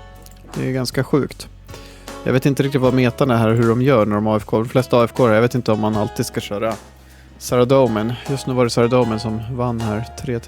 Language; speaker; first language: Swedish; native; Swedish